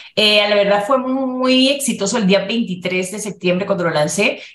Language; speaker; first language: Spanish; native; Spanish